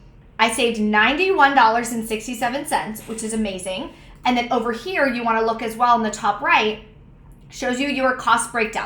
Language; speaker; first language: English; native; English